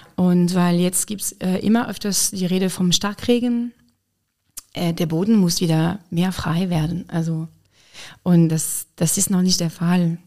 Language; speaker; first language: German; non-native, fluent; French